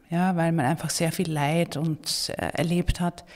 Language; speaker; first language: German; non-native, fluent; Swedish